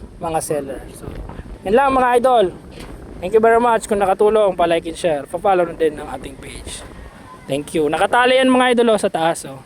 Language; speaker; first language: Filipino; non-native, local second language; Bikol